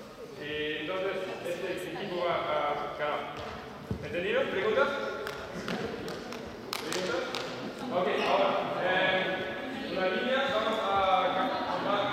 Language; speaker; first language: Spanish; non-native, learner; German